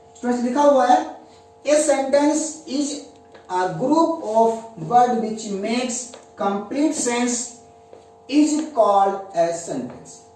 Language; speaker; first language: Hindi; native; Hindi